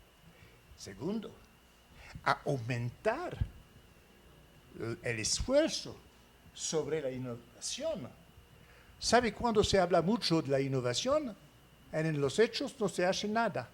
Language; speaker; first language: Spanish; non-native, fluent; French